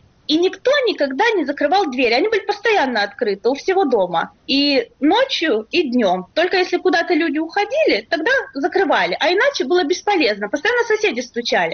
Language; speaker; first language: Russian; native; Russian